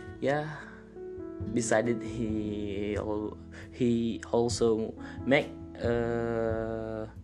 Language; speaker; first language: English; non-native, learner; Indonesian